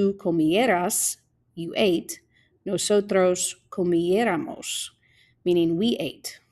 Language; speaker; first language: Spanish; non-native, fluent; English